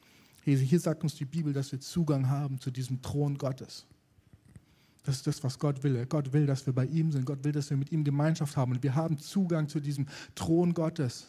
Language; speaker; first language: German; native; German